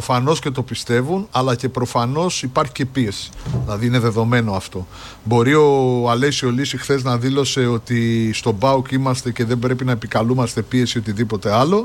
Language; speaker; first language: Greek; native; Greek